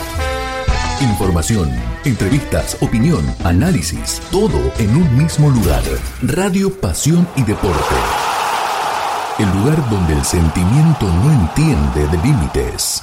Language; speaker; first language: Spanish; native; Spanish